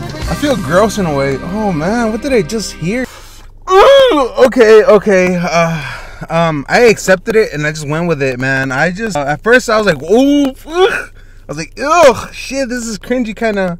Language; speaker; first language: English; early bilingual, other home language; Spanish